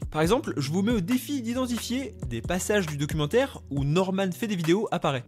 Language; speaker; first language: French; native; French